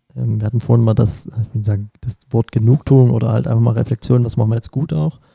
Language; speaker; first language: German; native; German